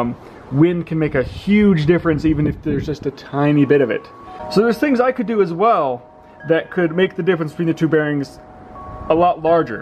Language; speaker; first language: English; native; English